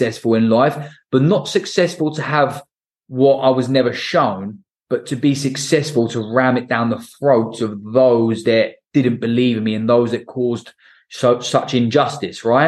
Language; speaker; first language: English; native; English